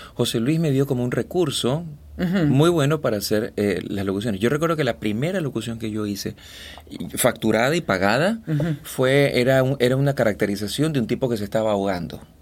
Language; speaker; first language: Spanish; native; Spanish